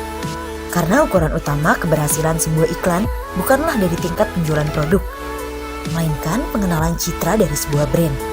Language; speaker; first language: Indonesian; native; Indonesian